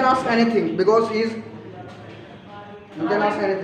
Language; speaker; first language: English; non-native, fluent; Hindi